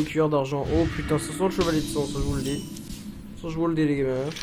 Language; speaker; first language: French; native; French